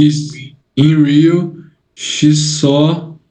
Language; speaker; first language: English; non-native, learner; Portuguese